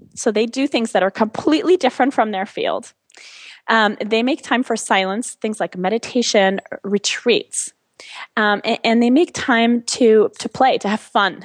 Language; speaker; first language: English; non-native, fluent; French